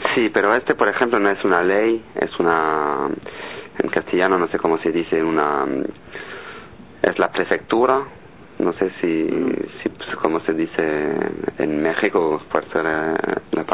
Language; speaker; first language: Spanish; non-native, fluent; French